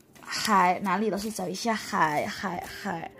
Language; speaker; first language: Chinese; non-native, fluent; Indonesian